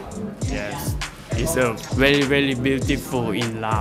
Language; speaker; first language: English; non-native, learner; Lao